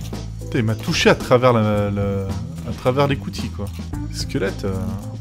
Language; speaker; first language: French; native; French